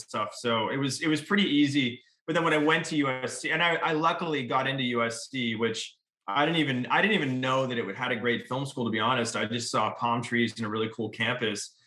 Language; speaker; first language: English; native; English